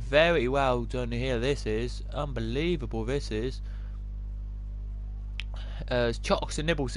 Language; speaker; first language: English; native; English